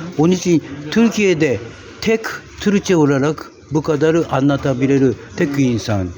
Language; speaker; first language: Turkish; non-native, learner; Japanese